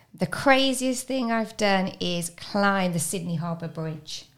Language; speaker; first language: English; native; English